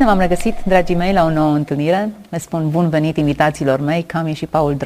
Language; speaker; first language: Romanian; native; Romanian